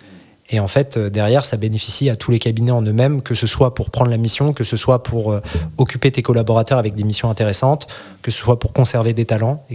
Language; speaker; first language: French; native; French